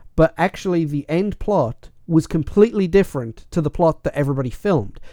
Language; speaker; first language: English; native; English